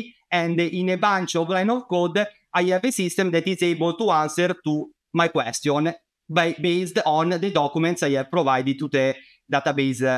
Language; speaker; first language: English; non-native, fluent; Italian